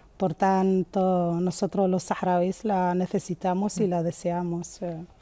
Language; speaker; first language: Spanish; non-native, local second language; Arabic